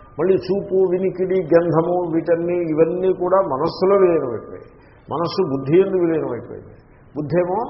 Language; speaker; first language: Telugu; native; Telugu